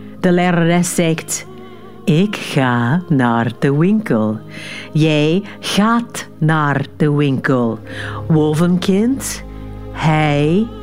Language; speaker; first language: Dutch; non-native, fluent; English